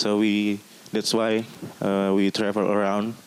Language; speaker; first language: English; non-native, learner; Indonesian